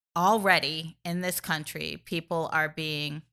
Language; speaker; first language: English; native; English